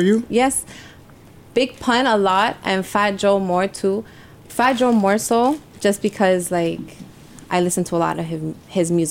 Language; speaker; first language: English; early bilingual, other home language; Spanish